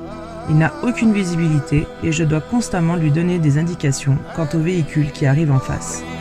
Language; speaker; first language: French; native; French